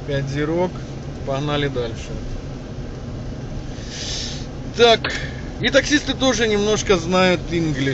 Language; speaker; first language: Russian; native; Russian